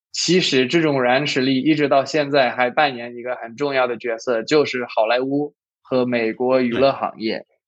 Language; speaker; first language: Chinese; non-native, fluent; English